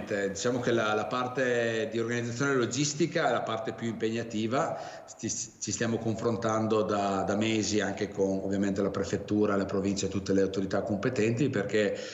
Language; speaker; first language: Italian; native; Italian